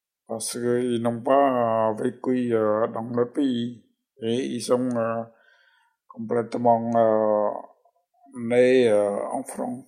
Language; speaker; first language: French; non-native, fluent; Khmer